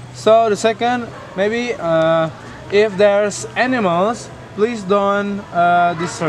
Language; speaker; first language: English; non-native, learner; Indonesian